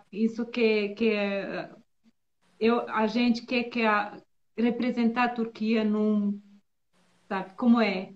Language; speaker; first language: Portuguese; non-native, learner; Bosnian